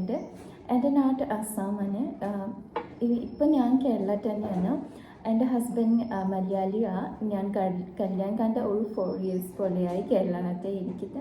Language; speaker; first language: Malayalam; non-native, learner; Bodo